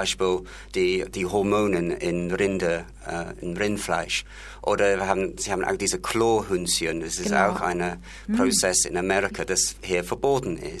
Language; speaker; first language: German; non-native, learner; English